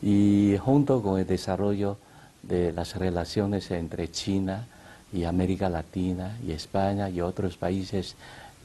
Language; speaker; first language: Spanish; non-native, fluent; Chinese